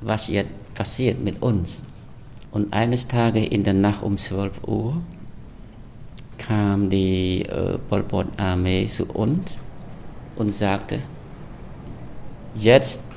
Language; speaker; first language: German; non-native, fluent; Khmer